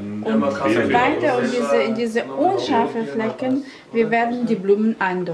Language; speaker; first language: German; non-native, fluent; Russian